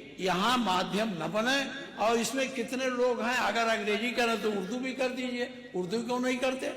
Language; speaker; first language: Hindi; native; Hindi